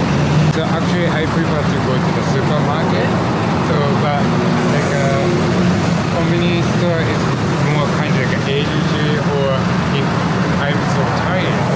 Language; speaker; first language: English; non-native, learner; Japanese